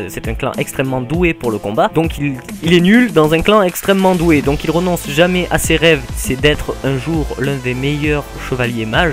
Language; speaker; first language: French; native; French